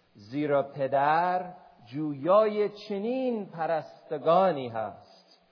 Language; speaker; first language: Persian; non-native, fluent; English